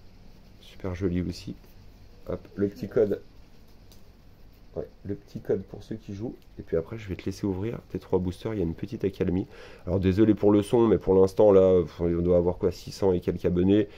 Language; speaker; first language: French; native; French